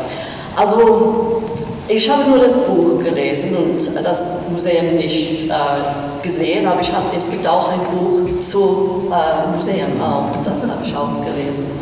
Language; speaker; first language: German; non-native, fluent; English